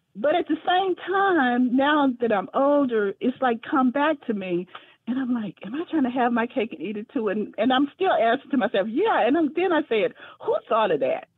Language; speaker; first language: English; native; English